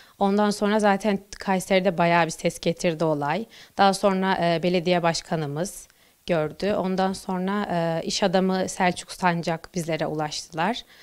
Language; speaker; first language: Turkish; native; Turkish